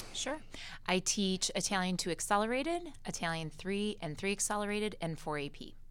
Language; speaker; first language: English; early bilingual, other home language; Italian